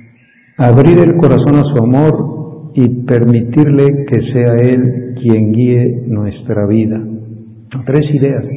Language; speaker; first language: Spanish; native; Spanish